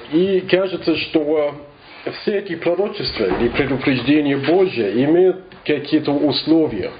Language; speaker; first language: Russian; non-native, fluent; English